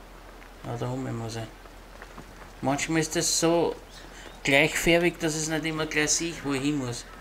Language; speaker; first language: German; native; German